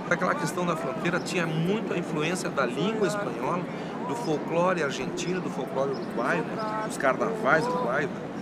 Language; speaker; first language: Portuguese; non-native, local second language; Spanish